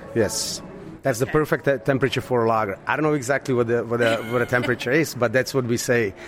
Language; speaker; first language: English; non-native, fluent; Slovak